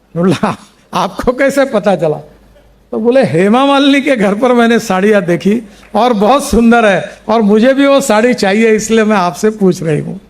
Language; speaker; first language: Hindi; non-native, local second language; Marathi